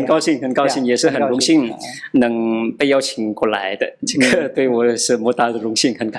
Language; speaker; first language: Chinese; non-native, fluent; Madurese